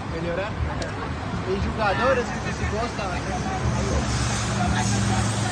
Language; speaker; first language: Portuguese; non-native, learner; French